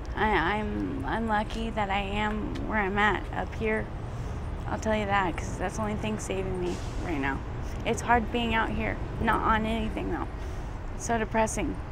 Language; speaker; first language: English; native; English